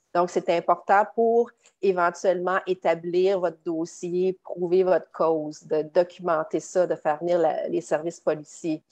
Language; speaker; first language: French; native; French